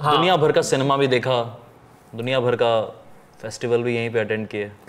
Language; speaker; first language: Hindi; native; Hindi